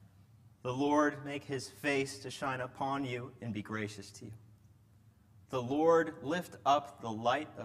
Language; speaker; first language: English; native; English